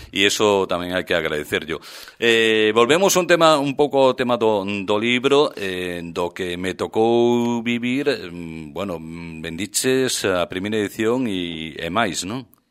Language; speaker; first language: Galician; native; Galician